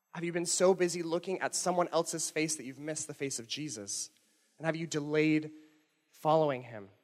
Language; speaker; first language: English; native; English